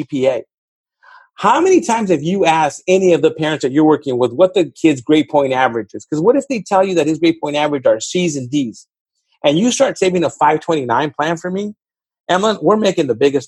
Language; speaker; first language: English; native; English